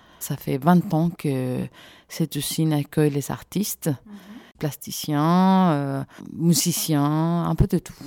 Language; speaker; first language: French; non-native, fluent; Spanish